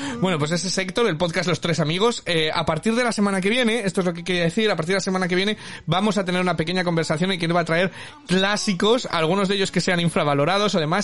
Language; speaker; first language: Spanish; native; Spanish